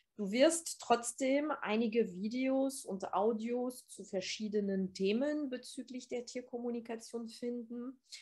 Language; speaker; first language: German; non-native, fluent; French